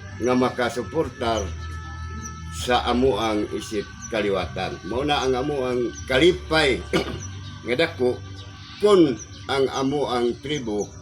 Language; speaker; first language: Cebuano; non-native, local second language; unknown